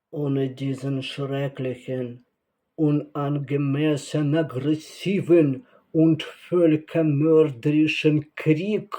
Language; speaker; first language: German; non-native, learner; Ukrainian